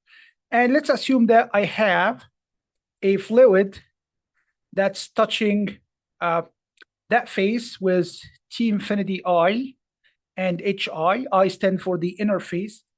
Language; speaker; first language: English; non-native, fluent; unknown